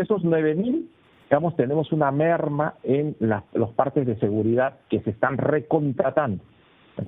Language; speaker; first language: Spanish; native; Spanish